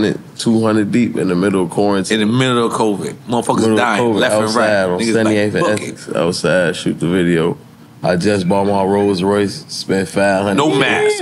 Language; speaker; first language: English; native; English